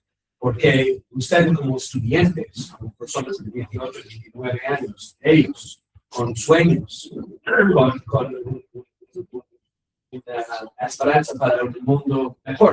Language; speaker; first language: Spanish; non-native, learner; English